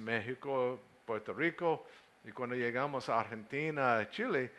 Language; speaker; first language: Spanish; non-native, learner; English